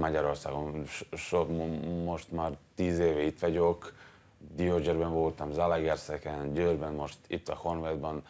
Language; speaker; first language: Hungarian; non-native, learner; Serbian